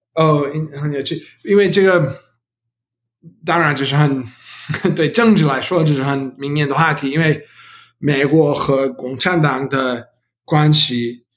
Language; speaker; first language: Chinese; non-native, learner; English